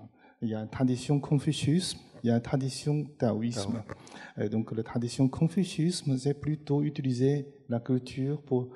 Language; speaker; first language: French; non-native, fluent; Chinese